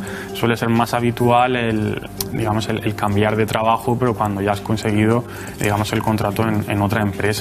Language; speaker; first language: Spanish; native; Spanish